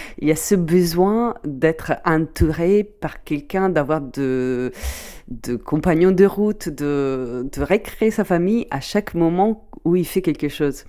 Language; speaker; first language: French; non-native, fluent; Italian